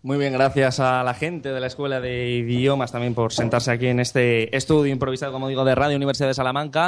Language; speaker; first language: Spanish; native; Spanish